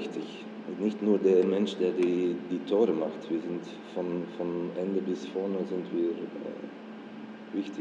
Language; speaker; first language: German; non-native, fluent; Dutch